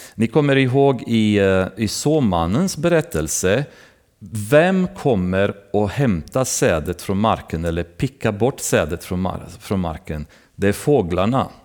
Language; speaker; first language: Swedish; non-native, fluent; Romanian